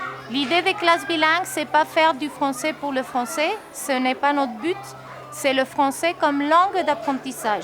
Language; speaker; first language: French; non-native, local second language; Spanish